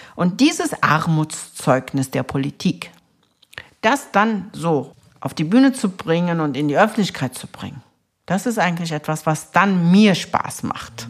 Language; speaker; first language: German; early bilingual, other home language; Turkish